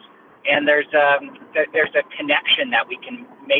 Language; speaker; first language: English; native; English